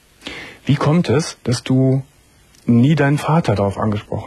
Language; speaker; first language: German; native; German